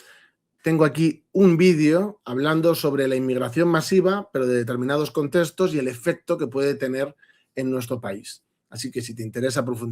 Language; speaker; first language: Spanish; native; Spanish